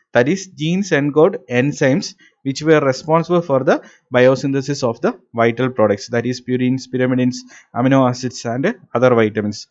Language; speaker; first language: English; non-native, local second language; Malayalam